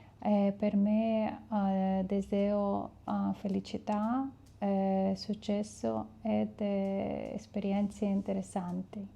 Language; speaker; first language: Italian; non-native, fluent; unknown